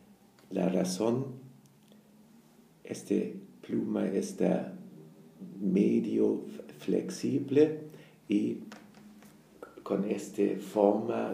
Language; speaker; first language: Spanish; non-native, fluent; German